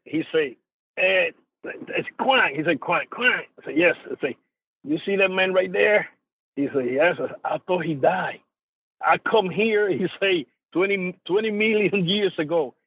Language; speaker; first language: English; non-native, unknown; Spanish